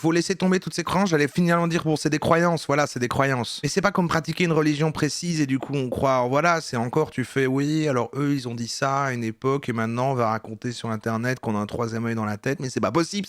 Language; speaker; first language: French; native; French